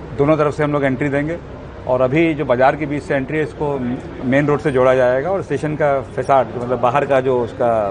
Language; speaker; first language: Hindi; native; Hindi